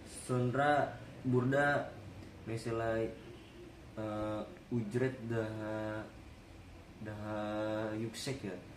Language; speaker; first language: Turkish; non-native, learner; Indonesian